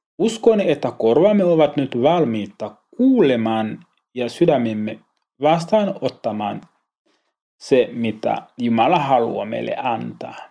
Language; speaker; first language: Finnish; non-native, learner; Swahili